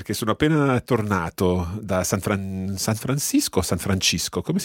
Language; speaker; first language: Italian; non-native, fluent; English